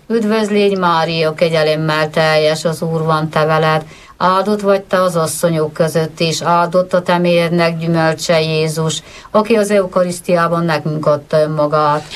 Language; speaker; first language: Hungarian; native; Hungarian